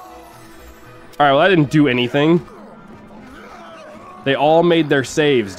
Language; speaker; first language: English; native; English